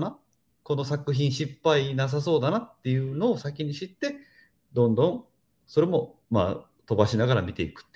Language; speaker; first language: Japanese; native; Japanese